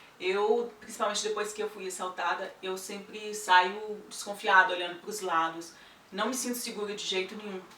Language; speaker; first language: Portuguese; native; Portuguese